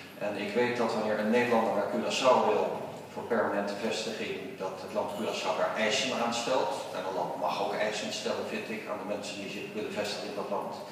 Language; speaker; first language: Dutch; native; Dutch